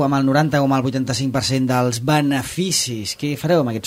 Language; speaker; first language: Catalan; native; Catalan